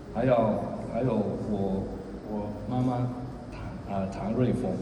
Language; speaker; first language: Chinese; early bilingual, heritage; Chinese